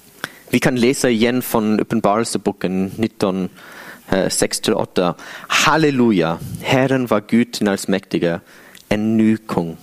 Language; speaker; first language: Swedish; non-native, fluent; English